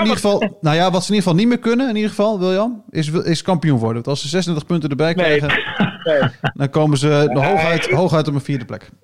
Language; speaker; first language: Dutch; native; Dutch